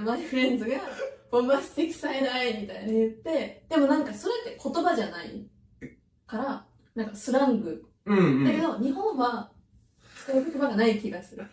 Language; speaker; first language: Japanese; native; Japanese